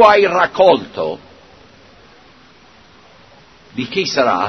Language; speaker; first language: Italian; non-native, fluent; English